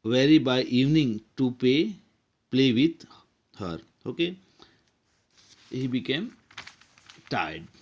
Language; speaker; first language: English; non-native, local second language; Gujarati